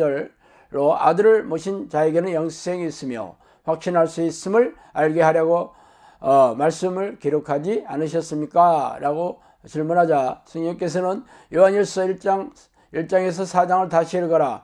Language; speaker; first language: Korean; native; Korean